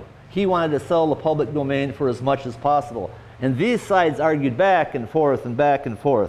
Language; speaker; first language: English; native; English